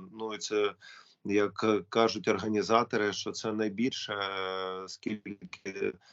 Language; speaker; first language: Ukrainian; non-native, local second language; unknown